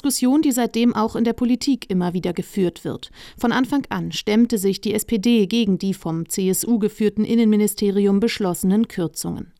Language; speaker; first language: German; native; German